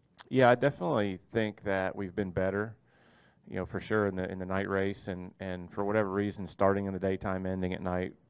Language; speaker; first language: English; native; English